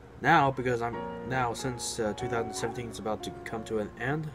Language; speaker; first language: English; native; English